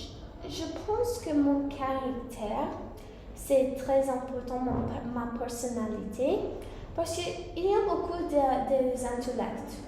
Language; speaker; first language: French; non-native, learner; English